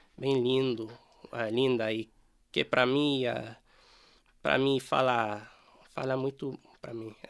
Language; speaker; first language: Portuguese; non-native, learner; English